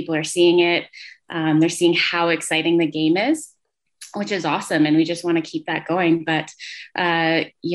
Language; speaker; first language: English; native; English